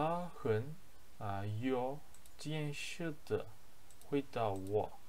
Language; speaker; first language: Chinese; non-native, learner; Turkish